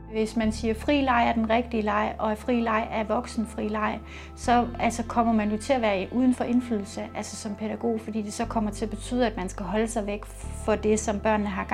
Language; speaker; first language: Danish; native; Danish